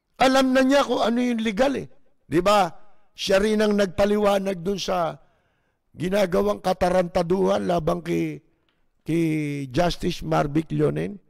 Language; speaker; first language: Filipino; native; Filipino